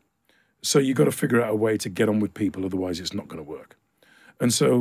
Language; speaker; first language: English; native; English